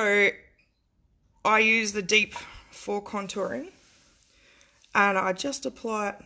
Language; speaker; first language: English; native; English